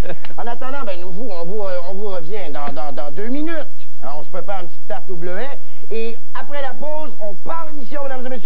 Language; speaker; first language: French; native; French